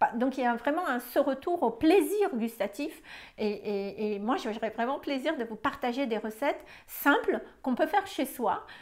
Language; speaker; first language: French; non-native, fluent; Malagasy